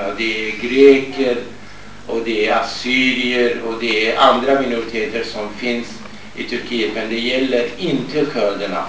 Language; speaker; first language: Swedish; non-native, fluent; Kurdish